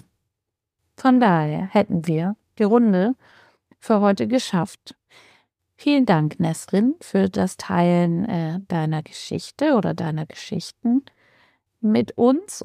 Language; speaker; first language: German; native; German